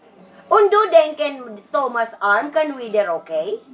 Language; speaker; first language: German; non-native, learner; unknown